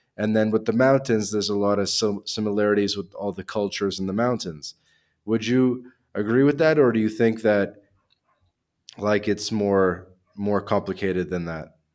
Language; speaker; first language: English; native; English